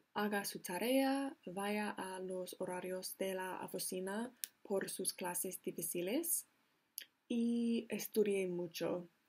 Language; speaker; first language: Spanish; non-native, learner; English